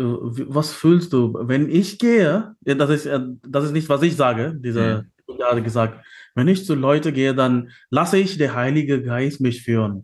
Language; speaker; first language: German; non-native, fluent; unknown